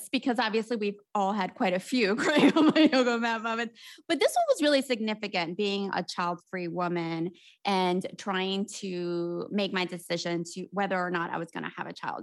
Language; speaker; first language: English; early bilingual, other home language; Spanish